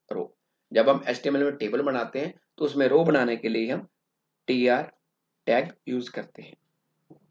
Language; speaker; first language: Hindi; non-native, local second language; Punjabi